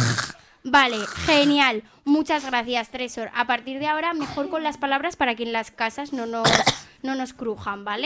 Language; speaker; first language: Spanish; native; Spanish